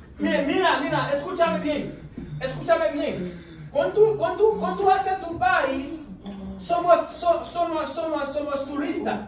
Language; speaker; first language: Spanish; non-native, learner; Haitian Creole